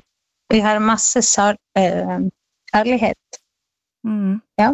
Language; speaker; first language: Norwegian; non-native, fluent; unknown